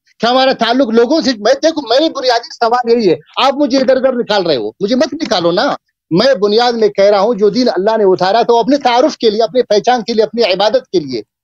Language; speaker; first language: Urdu; native; Urdu